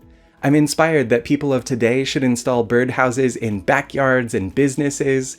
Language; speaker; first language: English; native; English